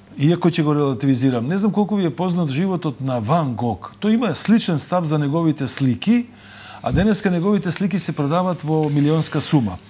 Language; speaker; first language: Macedonian; native; Macedonian